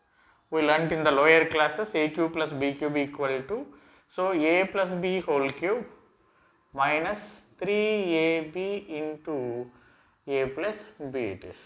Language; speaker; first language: English; non-native, local second language; Telugu